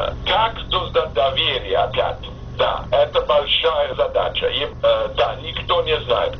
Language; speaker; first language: Russian; non-native, fluent; English